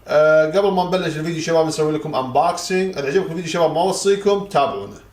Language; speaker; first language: Arabic; native; Arabic